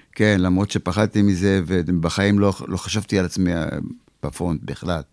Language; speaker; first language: Hebrew; early bilingual, other home language; Polish